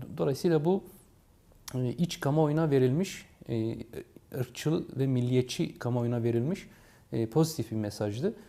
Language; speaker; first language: Turkish; non-native, local second language; Kurdish